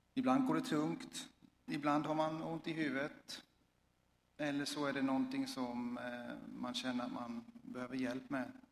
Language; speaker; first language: Swedish; non-native, fluent; Swiss German